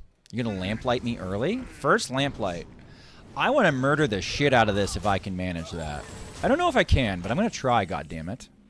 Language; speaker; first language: English; native; English